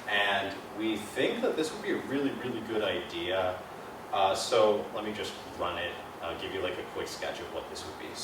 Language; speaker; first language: English; native; English